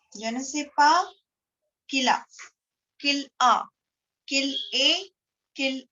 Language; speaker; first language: French; non-native, fluent; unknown